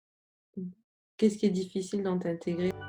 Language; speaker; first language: French; native; French